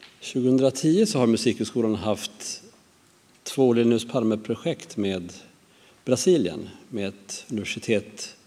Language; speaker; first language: Swedish; native; Swedish